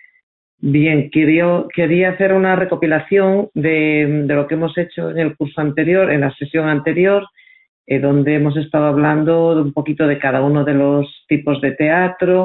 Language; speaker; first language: Spanish; native; Spanish